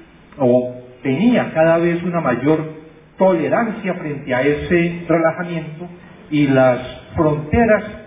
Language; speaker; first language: Spanish; native; Spanish